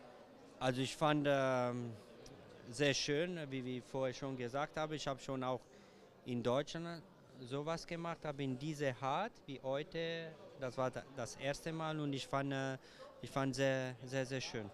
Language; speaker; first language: German; non-native, fluent; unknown